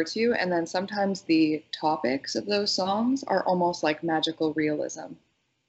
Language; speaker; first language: English; native; English